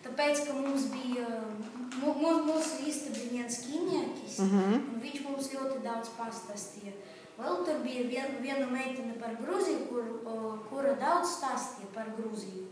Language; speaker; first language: Latvian; non-native, local second language; Russian